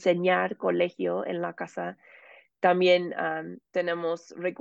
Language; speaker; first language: Spanish; non-native, fluent; English